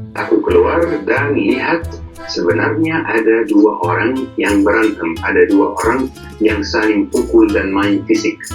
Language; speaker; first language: Indonesian; non-native, fluent; Arabic